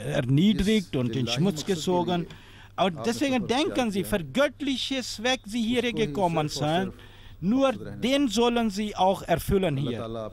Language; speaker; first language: German; non-native, fluent; Urdu